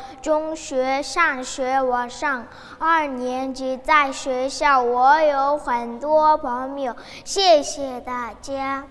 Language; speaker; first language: Chinese; non-native, learner; Mongolian